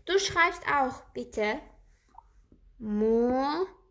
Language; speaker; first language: German; non-native, learner; Azerbaijani